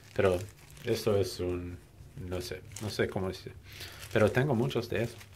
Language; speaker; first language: Spanish; non-native, learner; English